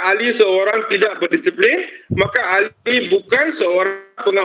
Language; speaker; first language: Malay; non-native, local second language; Tamil